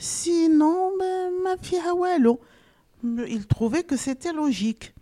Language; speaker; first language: French; non-native, local second language; Arabic